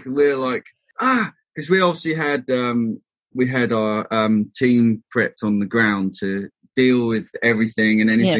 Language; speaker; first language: English; native; English